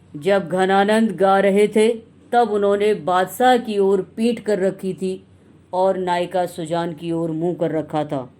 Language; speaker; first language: Hindi; native; Hindi